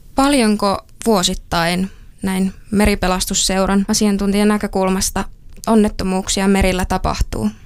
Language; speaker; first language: Finnish; native; Finnish